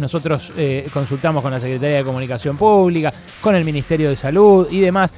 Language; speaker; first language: Spanish; native; Spanish